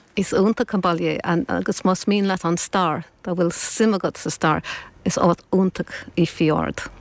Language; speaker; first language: Irish; non-native, local second language; English